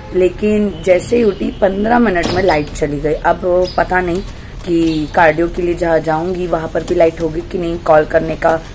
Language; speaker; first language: Hindi; native; Hindi